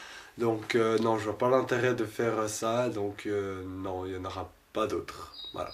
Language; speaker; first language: French; native; French